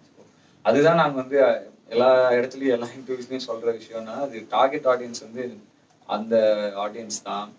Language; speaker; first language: Tamil; native; Tamil